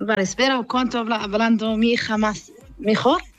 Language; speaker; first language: Spanish; non-native, learner; Arabic